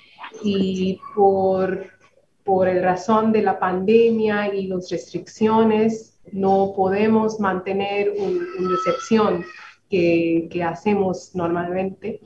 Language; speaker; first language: Spanish; non-native, fluent; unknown